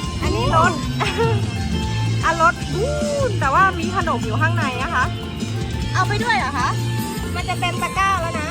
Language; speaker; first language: Thai; native; Thai